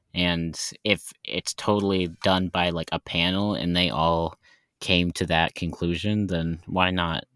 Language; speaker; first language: English; native; English